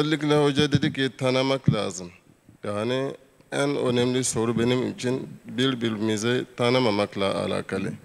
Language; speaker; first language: Turkish; non-native, fluent; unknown